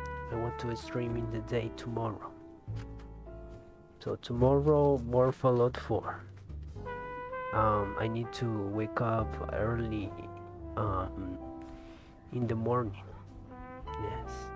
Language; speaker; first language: English; non-native, fluent; Spanish